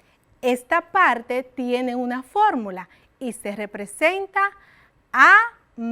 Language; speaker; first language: Spanish; native; Spanish